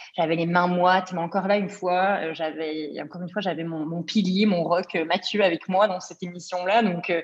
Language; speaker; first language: French; native; French